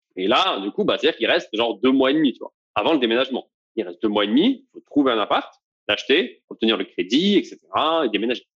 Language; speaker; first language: French; native; French